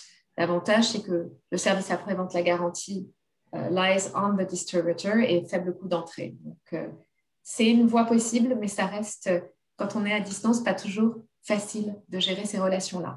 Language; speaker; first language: French; native; French